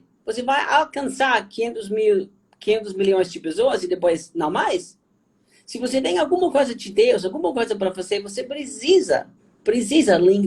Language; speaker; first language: Portuguese; non-native, fluent; German